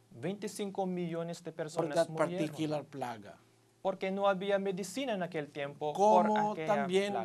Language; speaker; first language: Spanish; non-native, fluent; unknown